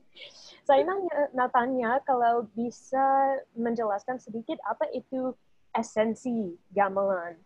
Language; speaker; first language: Indonesian; non-native, fluent; English